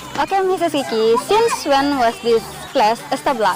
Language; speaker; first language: English; non-native, learner; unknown